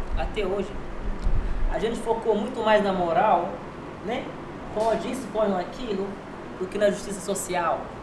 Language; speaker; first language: Portuguese; non-native, local second language; Kabuverdianu